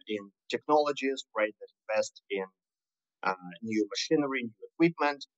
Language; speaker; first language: English; non-native, fluent; Russian